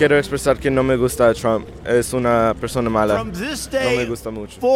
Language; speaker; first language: Spanish; early bilingual, heritage; English